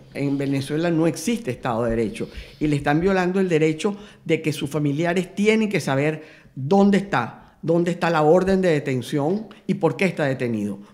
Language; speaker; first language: Spanish; native; Spanish